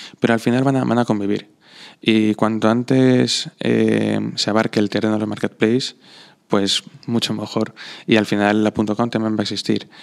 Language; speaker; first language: Spanish; non-native, fluent; Slovak